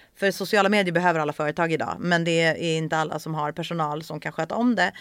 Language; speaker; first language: Swedish; native; Swedish